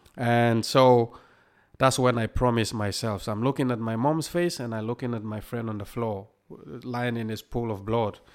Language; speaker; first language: English; non-native, local second language; Krio